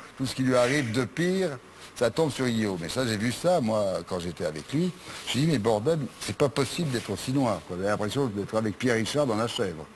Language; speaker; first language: French; native; French